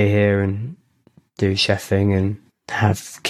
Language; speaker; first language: English; native; English